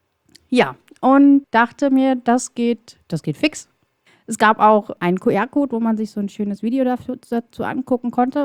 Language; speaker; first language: German; native; German